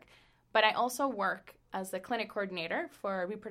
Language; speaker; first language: English; non-native, fluent; Spanish